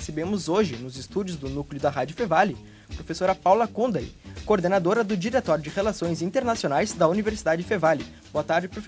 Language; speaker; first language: Portuguese; native; Portuguese